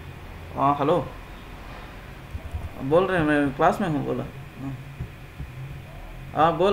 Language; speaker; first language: Hindi; non-native, local second language; Telugu